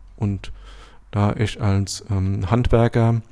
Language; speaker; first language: German; native; German